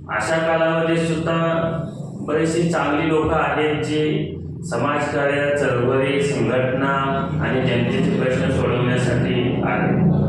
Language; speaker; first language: Marathi; native; Marathi